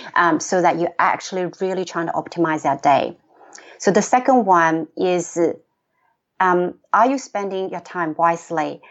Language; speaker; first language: English; non-native, fluent; Chinese